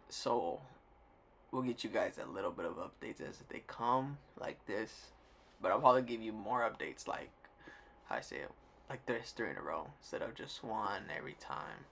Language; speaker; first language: English; native; English